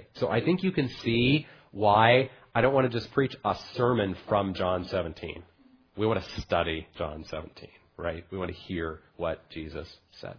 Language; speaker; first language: English; native; English